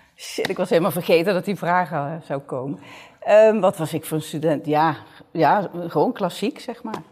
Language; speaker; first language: Dutch; native; Dutch